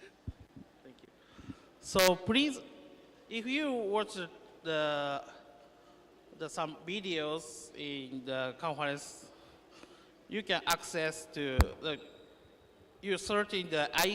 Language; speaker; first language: English; non-native, learner; Japanese